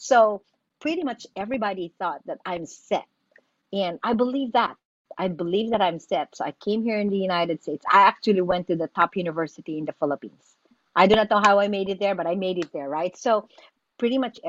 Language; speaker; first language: English; non-native, local second language; Filipino